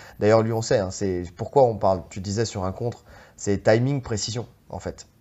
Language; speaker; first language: French; native; French